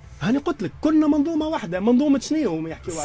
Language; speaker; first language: Arabic; native; Arabic